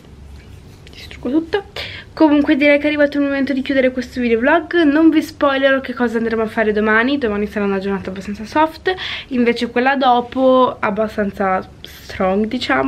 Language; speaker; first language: Italian; native; Italian